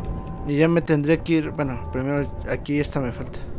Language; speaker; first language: Spanish; native; Spanish